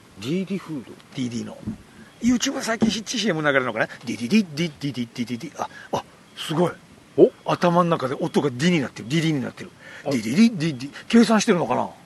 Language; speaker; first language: Japanese; native; Japanese